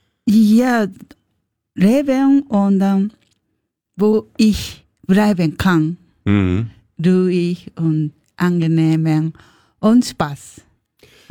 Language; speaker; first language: German; non-native, learner; Japanese